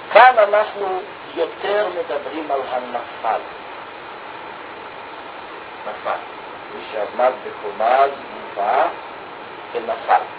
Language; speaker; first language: Hebrew; non-native, fluent; Russian